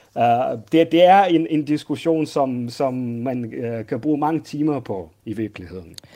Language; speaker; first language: Danish; non-native, fluent; Russian